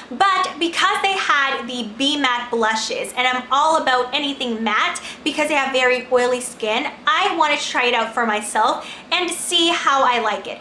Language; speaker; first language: English; non-native, local second language; Filipino